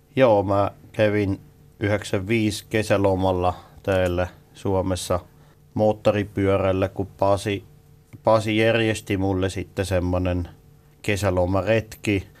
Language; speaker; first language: Finnish; non-native, fluent; Swiss German